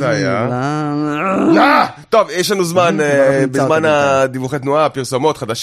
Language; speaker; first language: Hebrew; native; Hebrew